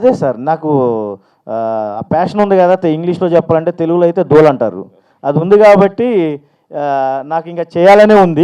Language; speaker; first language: Telugu; native; Telugu